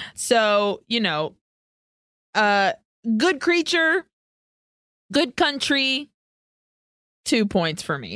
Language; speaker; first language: English; early bilingual, other home language; Spanish